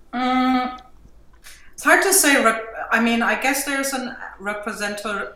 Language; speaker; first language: English; non-native, fluent; German